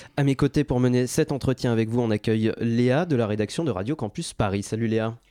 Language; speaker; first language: French; native; French